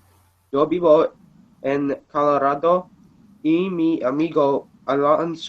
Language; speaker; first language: Spanish; non-native, learner; English